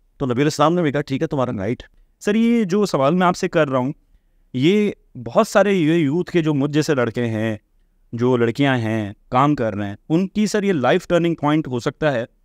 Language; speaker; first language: Urdu; native; Urdu